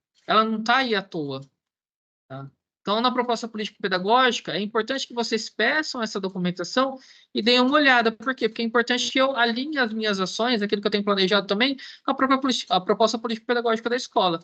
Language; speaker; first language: Portuguese; native; Portuguese